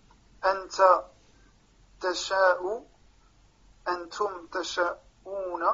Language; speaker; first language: Arabic; non-native, learner; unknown